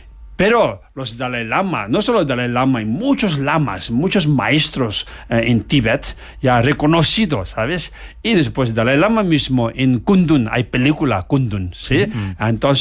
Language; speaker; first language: Spanish; non-native, learner; Tibetan